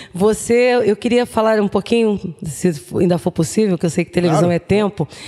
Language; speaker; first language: Portuguese; native; Portuguese